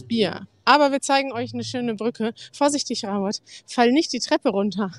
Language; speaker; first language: German; native; German